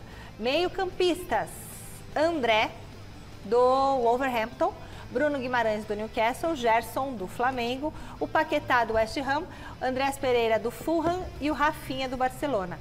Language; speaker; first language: Portuguese; native; Portuguese